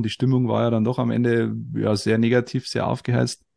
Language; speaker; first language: German; native; German